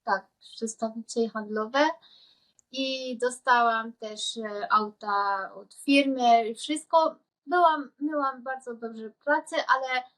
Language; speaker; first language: Polish; non-native, learner; Hungarian